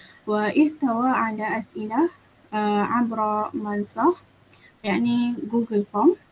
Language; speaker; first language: Arabic; non-native, learner; Malay